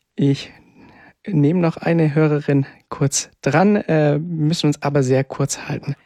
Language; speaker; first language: German; native; German